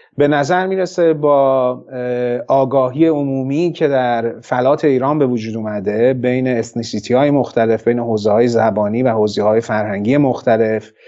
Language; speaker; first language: Persian; non-native, local second language; Central Kurdish